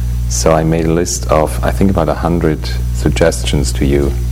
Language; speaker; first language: English; non-native, fluent; German